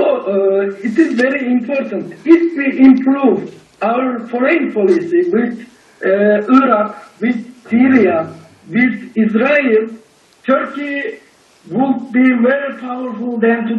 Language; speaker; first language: English; non-native, learner; Turkish